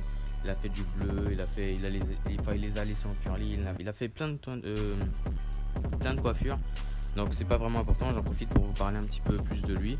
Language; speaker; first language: French; native; French